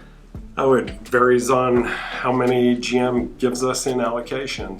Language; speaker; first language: English; native; English